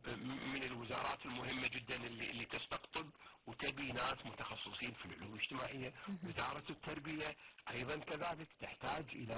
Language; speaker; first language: Arabic; native; Arabic